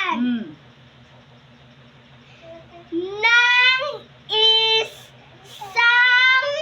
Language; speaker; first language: Filipino; non-native, local second language; Cebuano